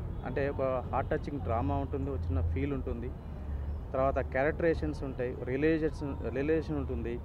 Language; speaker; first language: Telugu; native; Telugu